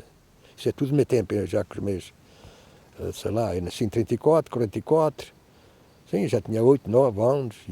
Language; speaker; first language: Portuguese; native; Portuguese